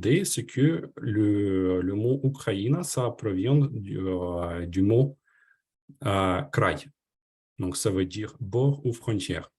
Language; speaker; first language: French; non-native, fluent; Ukrainian